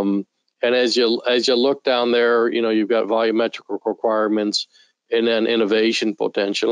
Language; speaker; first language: English; native; English